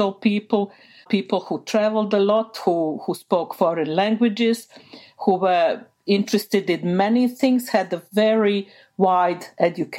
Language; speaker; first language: English; non-native, fluent; Bosnian